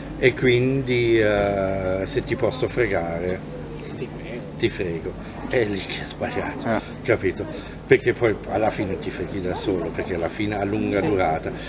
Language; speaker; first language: Italian; non-native, fluent; German